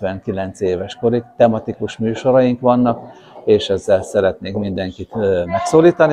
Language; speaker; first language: Hungarian; native; Hungarian